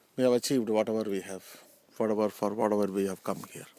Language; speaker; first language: English; non-native, local second language; Tamil